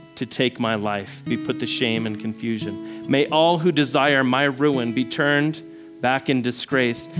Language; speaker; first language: English; native; English